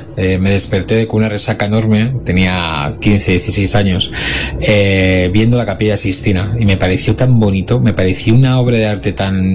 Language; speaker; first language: Spanish; native; Spanish